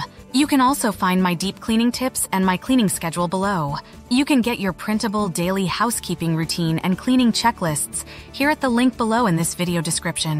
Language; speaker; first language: English; native; English